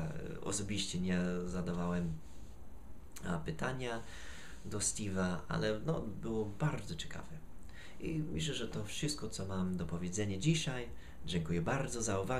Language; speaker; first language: Polish; non-native, fluent; English